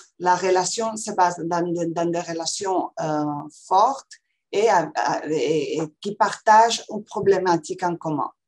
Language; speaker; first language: French; non-native, fluent; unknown